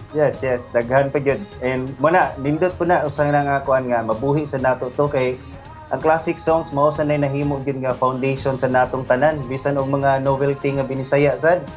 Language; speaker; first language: Cebuano; native; Cebuano